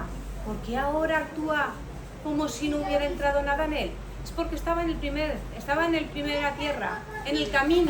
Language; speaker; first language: Spanish; native; Spanish